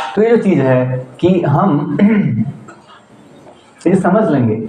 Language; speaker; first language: Hindi; non-native, local second language; Marathi